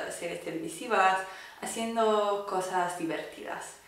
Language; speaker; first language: Spanish; non-native, fluent; English